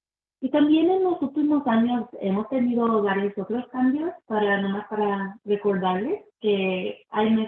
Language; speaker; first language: Spanish; early bilingual, heritage; Spanish